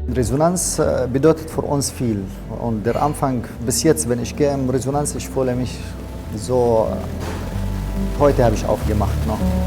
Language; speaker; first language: German; non-native, learner; Arabic